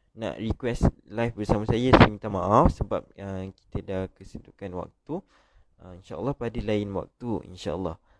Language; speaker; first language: Malay; native; Malay